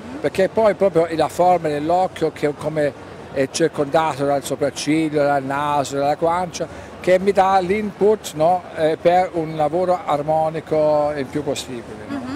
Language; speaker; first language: Italian; non-native, fluent; German